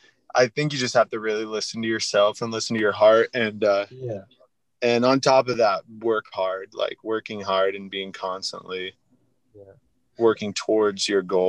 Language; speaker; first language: English; native; English